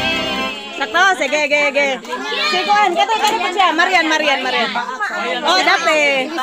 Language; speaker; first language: Cebuano; native; Cebuano